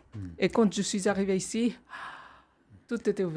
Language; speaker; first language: French; non-native, fluent; Japanese